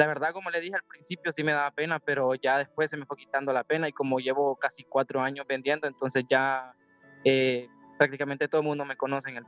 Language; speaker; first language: Spanish; native; Spanish